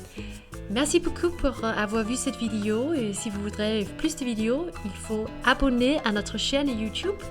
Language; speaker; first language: French; non-native, learner; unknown